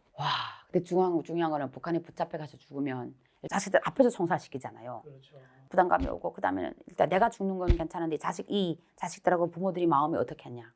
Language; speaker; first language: Korean; native; Korean